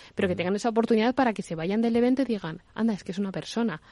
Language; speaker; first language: Spanish; native; Spanish